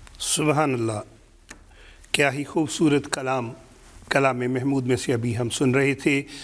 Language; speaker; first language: Urdu; native; Urdu